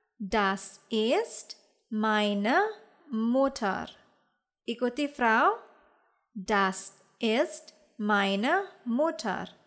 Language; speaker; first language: German; non-native, fluent; Indonesian